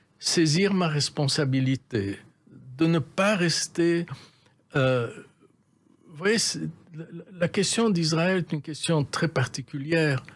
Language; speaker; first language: French; native; French